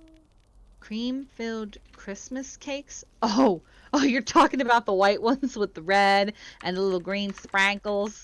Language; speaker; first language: English; native; English